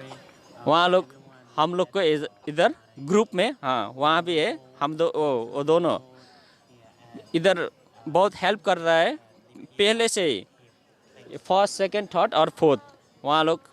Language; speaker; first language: Hindi; non-native, learner; Nepali